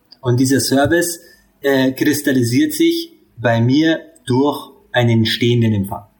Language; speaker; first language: German; early bilingual, other home language; Hungarian